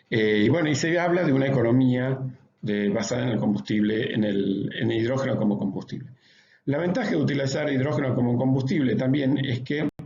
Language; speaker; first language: Spanish; native; Spanish